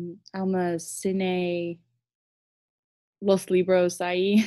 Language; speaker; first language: Spanish; non-native, learner; English